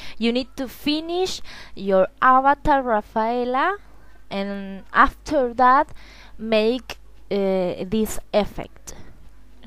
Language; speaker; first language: English; non-native, learner; Spanish